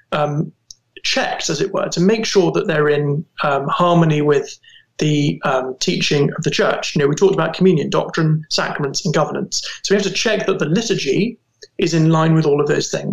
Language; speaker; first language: English; native; English